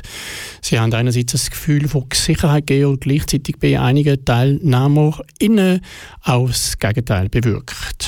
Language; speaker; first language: German; native; German